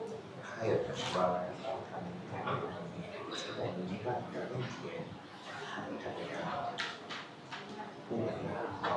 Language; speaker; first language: Chinese; non-native, learner; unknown